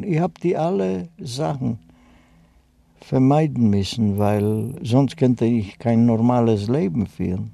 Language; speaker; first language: German; non-native, fluent; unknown